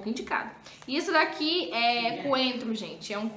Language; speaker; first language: Portuguese; native; Portuguese